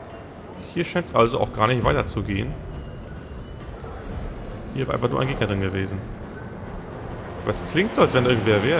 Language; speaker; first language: German; native; German